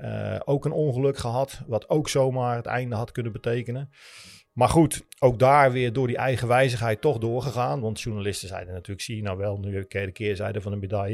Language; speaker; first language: Dutch; native; Dutch